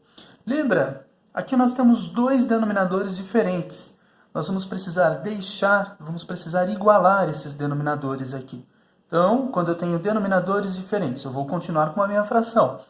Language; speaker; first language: Portuguese; native; Portuguese